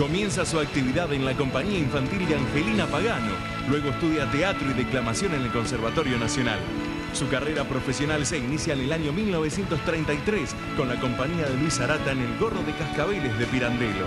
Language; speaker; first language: Spanish; native; Spanish